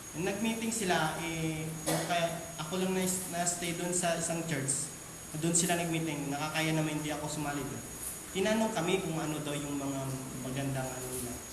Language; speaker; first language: Filipino; non-native, local second language; Cebuano